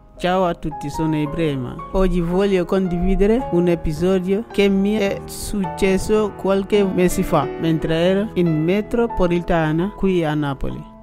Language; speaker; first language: Italian; non-native, learner; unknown